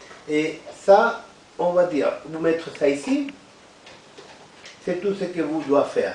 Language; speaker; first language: French; non-native, fluent; Spanish